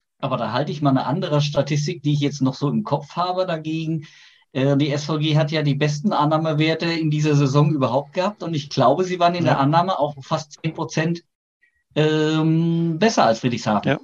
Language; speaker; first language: German; native; German